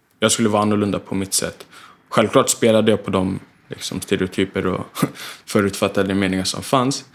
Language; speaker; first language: Swedish; early bilingual, other home language; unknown